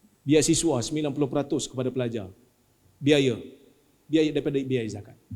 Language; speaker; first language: Malay; native; Malay